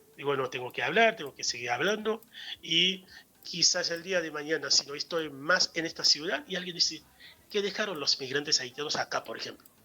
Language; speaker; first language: Spanish; non-native, fluent; Haitian Creole